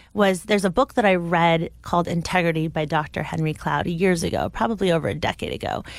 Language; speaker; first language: English; native; English